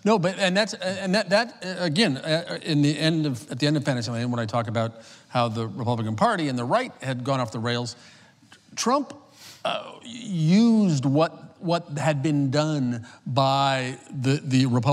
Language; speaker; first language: English; native; English